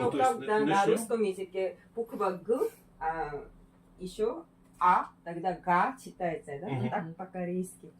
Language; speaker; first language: Russian; non-native, fluent; Korean